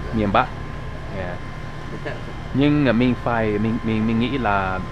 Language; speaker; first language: Vietnamese; non-native, learner; English